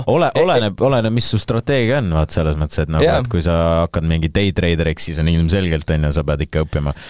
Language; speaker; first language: Estonian; non-native, local second language; Russian